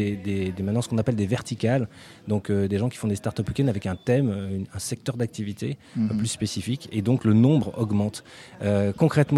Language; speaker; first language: French; native; French